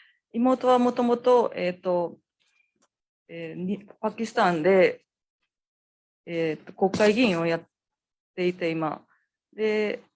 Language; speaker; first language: Japanese; non-native, fluent; Urdu